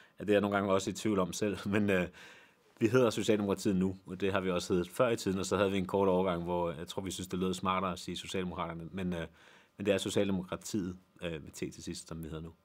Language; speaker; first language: Danish; native; Danish